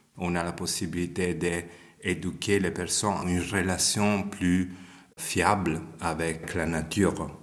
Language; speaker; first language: French; non-native, fluent; Italian